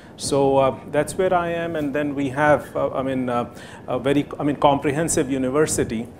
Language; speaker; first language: English; non-native, local second language; Hindi